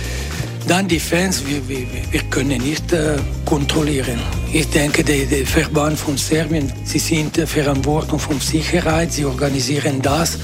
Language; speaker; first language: German; non-native, local second language; Italian